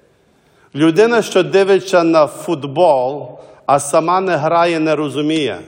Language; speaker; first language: Ukrainian; early bilingual, heritage; Ukrainian